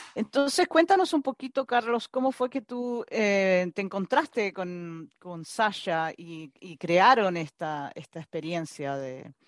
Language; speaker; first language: Spanish; native; Spanish